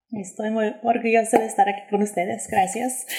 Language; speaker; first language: Spanish; early bilingual, heritage; English